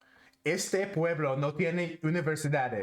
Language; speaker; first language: Spanish; non-native, learner; English